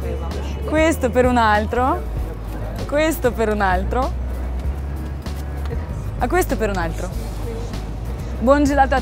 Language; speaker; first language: Italian; non-native, fluent; Russian